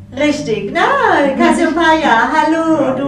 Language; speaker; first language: German; native; German